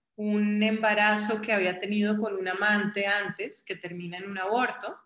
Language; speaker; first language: Spanish; native; Spanish